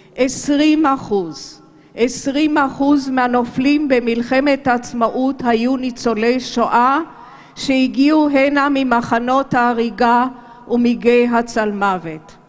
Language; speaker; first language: Hebrew; early bilingual, other home language; Romanian